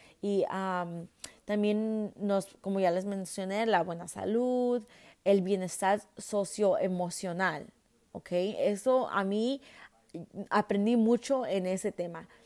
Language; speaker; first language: Spanish; early bilingual, heritage; Spanish